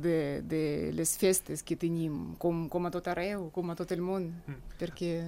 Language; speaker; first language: Catalan; non-native, fluent; Russian